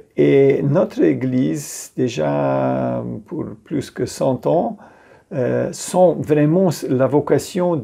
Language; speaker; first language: French; non-native, fluent; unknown